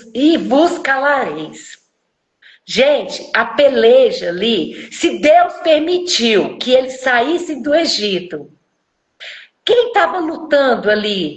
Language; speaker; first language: Portuguese; native; Portuguese